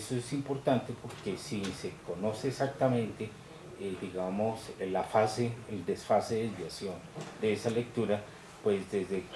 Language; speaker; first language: Spanish; native; Spanish